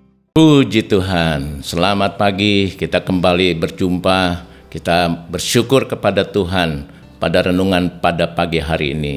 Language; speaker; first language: Indonesian; native; Indonesian